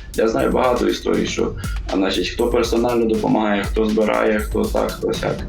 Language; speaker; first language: Ukrainian; native; Ukrainian